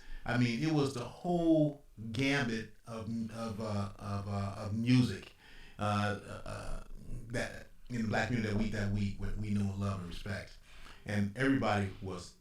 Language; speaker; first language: English; native; English